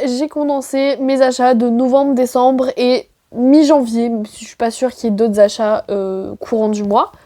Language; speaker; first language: French; native; French